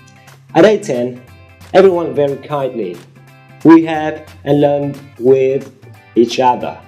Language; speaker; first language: English; non-native, learner; Vietnamese